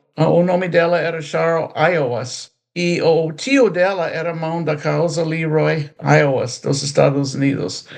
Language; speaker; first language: Portuguese; non-native, fluent; English